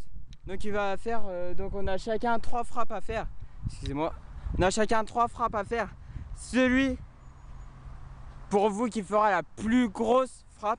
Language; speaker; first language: French; native; French